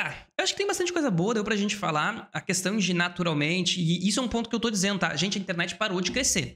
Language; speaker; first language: Portuguese; native; Portuguese